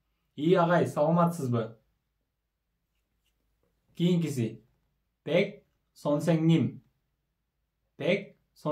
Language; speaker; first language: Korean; non-native, fluent; Kyrgyz